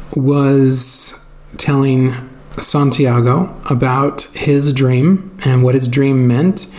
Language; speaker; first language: English; native; English